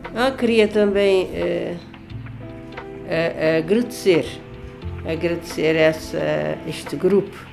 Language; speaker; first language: Portuguese; non-native, local second language; Kabuverdianu